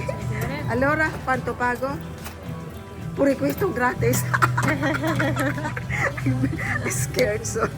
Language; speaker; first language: Italian; non-native, learner; Filipino